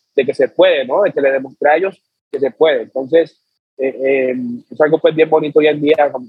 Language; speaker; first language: Spanish; native; Spanish